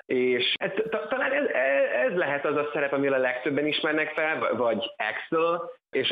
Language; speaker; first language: Hungarian; native; Hungarian